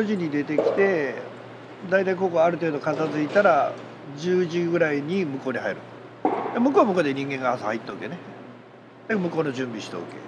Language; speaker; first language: Japanese; native; Japanese